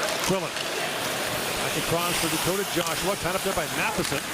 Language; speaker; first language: English; native; English